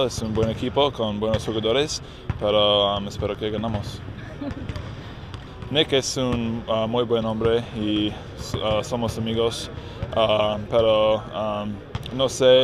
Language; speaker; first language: Spanish; non-native, learner; English